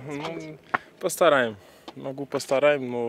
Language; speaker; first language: Russian; non-native, learner; Portuguese